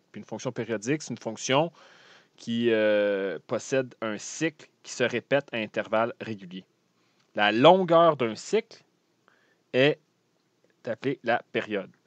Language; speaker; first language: French; native; French